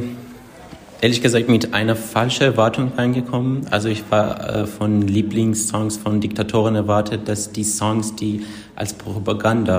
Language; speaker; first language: German; non-native, fluent; Persian